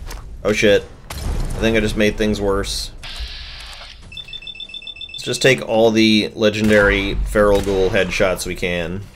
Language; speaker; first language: English; native; English